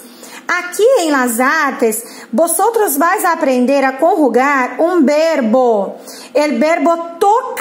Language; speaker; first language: Spanish; non-native, fluent; Portuguese